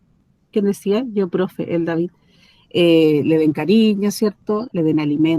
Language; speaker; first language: Spanish; native; Spanish